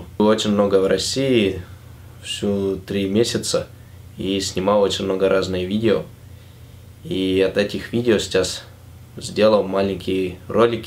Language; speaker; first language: Russian; non-native, learner; Finnish